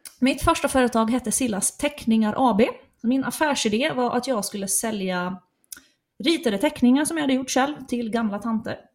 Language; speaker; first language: Swedish; native; Swedish